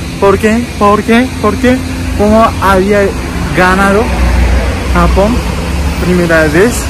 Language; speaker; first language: Spanish; non-native, learner; Japanese